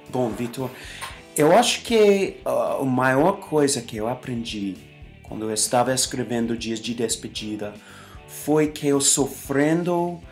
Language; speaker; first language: Portuguese; non-native, fluent; English